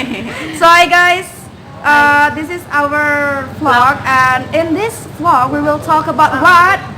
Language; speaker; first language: English; non-native, learner; Indonesian